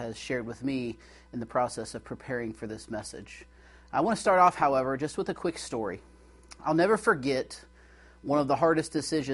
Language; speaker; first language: English; native; English